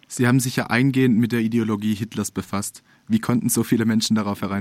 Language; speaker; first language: German; native; German